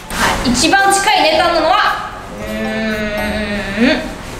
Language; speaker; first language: Japanese; non-native, fluent; Chinese